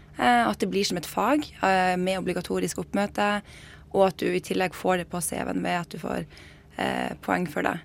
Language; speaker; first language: Norwegian; native; Norwegian